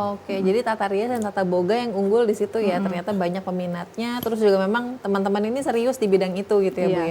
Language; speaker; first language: Indonesian; native; Indonesian